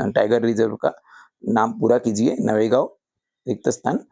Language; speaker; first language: Hindi; non-native, local second language; Marathi